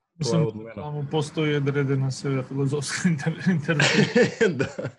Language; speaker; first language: Macedonian; non-native, local second language; Albanian